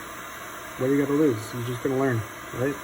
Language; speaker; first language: English; native; English